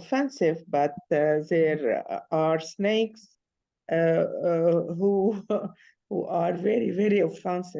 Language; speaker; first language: English; non-native, learner; Arabic